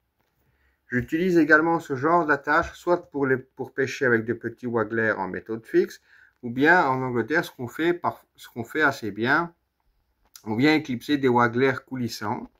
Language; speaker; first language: French; native; French